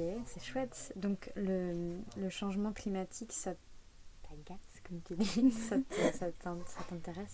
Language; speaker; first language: French; native; French